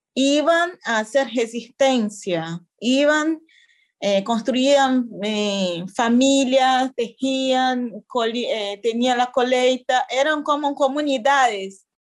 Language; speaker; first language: Spanish; non-native, fluent; Portuguese